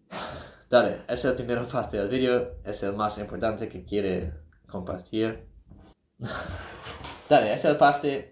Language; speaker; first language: Spanish; non-native, learner; English